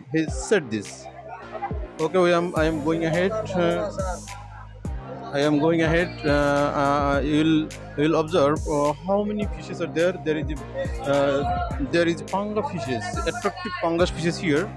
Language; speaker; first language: English; non-native, learner; Bangla